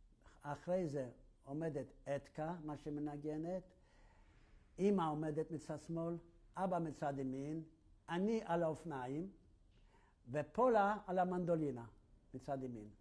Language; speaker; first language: Hebrew; non-native, fluent; Yiddish